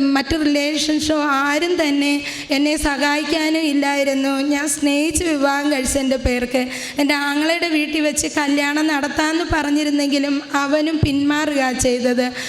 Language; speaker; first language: Malayalam; native; Malayalam